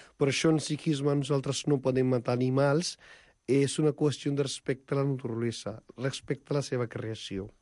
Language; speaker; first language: Catalan; non-native, fluent; Punjabi